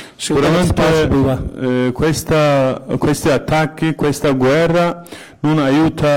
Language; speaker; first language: Italian; non-native, fluent; Kurdish